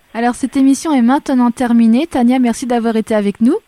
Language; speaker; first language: French; native; French